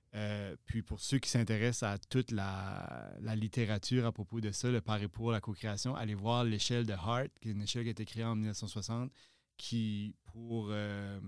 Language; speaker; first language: French; native; French